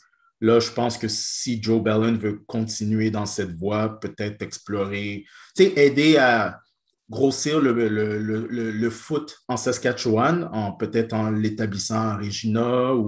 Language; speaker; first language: French; native; French